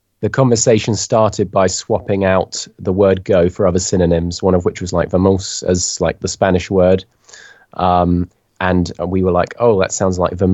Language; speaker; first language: English; native; English